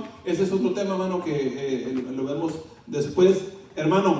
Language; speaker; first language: Spanish; native; Spanish